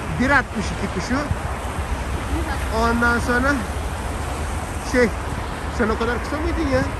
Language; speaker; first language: Turkish; native; Turkish